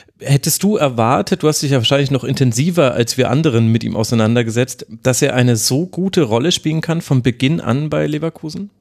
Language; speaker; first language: German; native; German